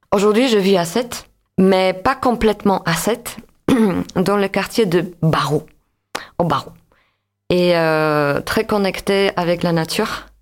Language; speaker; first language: French; non-native, fluent; Polish